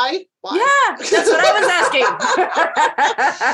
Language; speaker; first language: English; native; English